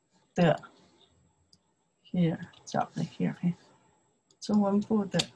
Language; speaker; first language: English; non-native, learner; Chinese